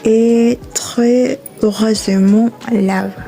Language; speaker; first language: French; non-native, learner; Spanish